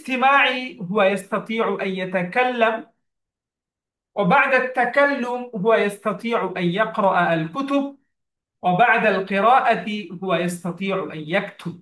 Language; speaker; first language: Arabic; non-native, fluent; Bangla